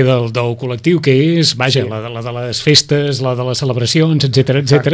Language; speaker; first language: Catalan; native; Catalan